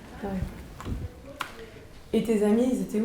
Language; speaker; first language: French; native; French